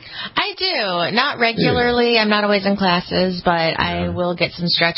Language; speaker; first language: English; native; English